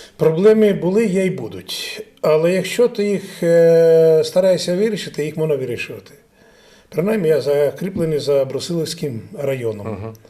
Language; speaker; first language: Ukrainian; native; Ukrainian